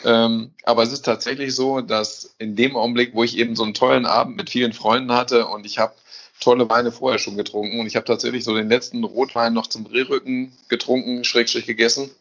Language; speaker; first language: German; native; German